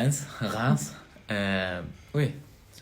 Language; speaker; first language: French; non-native, learner; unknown